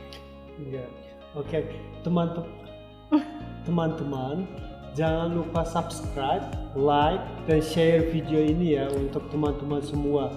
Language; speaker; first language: Indonesian; non-native, fluent; Turkmen